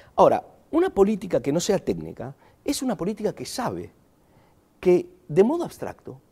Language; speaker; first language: Spanish; native; Spanish